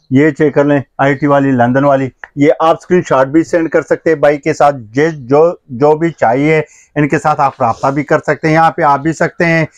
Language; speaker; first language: Urdu; non-native, local second language; Pashto